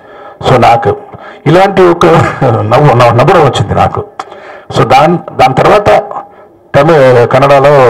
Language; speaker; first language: Telugu; non-native, local second language; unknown